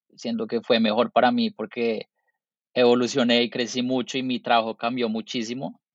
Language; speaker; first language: Spanish; native; Spanish